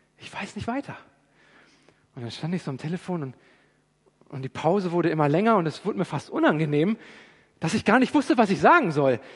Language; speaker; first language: German; native; German